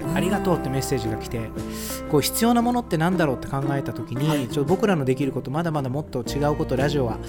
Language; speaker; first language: Japanese; early bilingual, other home language; Portuguese